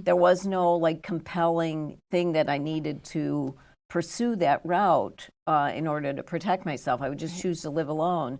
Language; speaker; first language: English; native; English